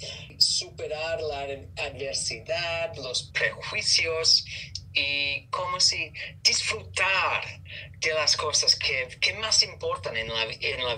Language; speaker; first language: Spanish; non-native, fluent; English